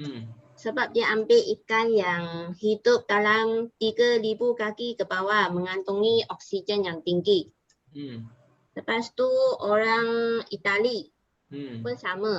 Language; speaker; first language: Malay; non-native, local second language; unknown